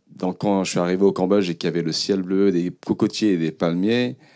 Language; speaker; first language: French; early bilingual, other home language; Khmer